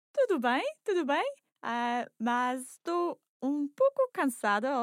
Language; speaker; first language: Portuguese; non-native, learner; English